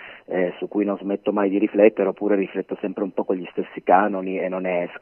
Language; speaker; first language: Italian; native; Italian